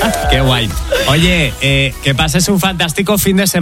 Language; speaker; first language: Spanish; native; Spanish